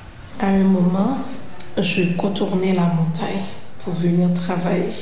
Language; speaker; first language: French; non-native, local second language; Haitian Creole